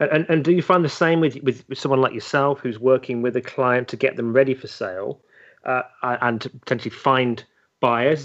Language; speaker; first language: English; native; English